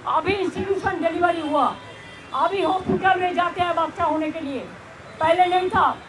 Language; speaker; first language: Hindi; non-native, local second language; Bangla